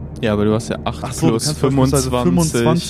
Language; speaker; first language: German; native; German